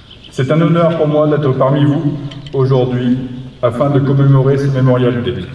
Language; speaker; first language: French; native; French